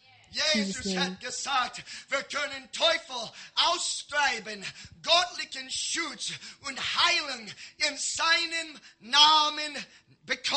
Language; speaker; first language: German; non-native, learner; English